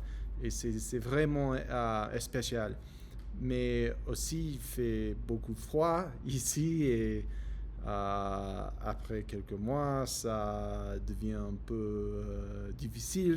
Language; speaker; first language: French; non-native, learner; English